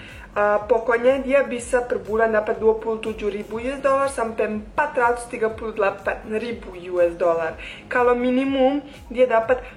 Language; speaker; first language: Indonesian; non-native, fluent; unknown